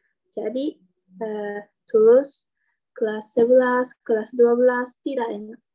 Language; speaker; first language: Indonesian; non-native, learner; Japanese